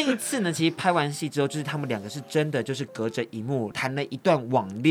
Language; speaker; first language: Chinese; native; Chinese